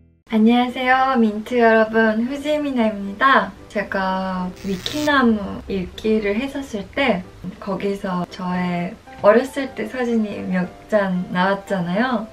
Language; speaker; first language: Korean; non-native, fluent; Japanese